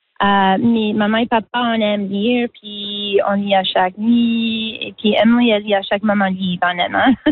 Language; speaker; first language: French; non-native, local second language; English